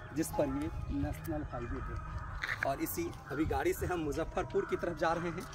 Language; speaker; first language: Hindi; native; Hindi